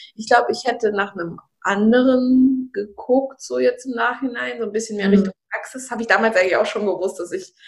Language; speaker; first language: German; early bilingual, other home language; Russian